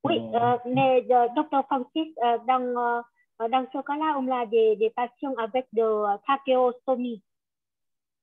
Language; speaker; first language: French; non-native, learner; Vietnamese